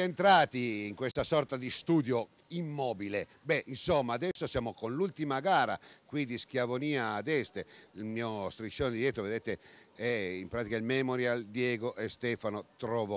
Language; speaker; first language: Italian; native; Italian